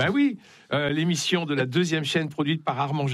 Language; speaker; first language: French; native; French